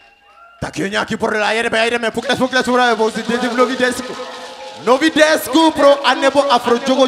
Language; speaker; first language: Czech; non-native, learner; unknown